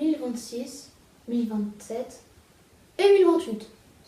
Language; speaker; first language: French; native; French